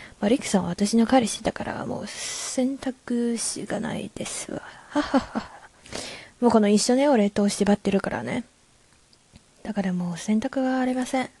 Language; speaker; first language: Japanese; non-native, learner; Chinese